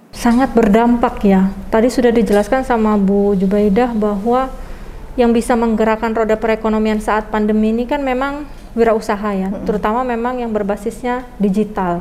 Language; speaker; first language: Indonesian; native; Indonesian